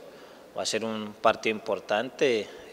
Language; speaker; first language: Portuguese; non-native, learner; Spanish